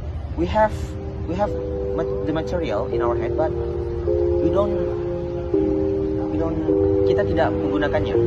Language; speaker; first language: English; non-native, fluent; Indonesian